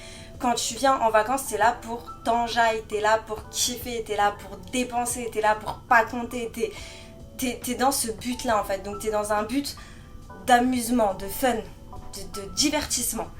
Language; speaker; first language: French; native; French